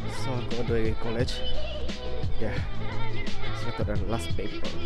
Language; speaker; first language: English; non-native, learner; Malay